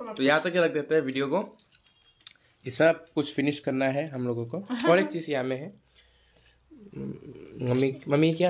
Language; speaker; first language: Hindi; non-native, local second language; Bangla